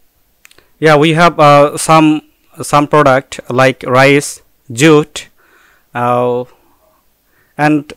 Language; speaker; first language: English; non-native, local second language; Bangla